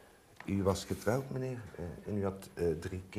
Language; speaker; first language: Dutch; native; Dutch